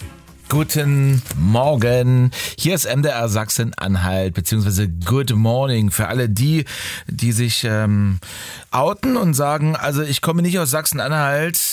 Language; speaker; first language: German; native; German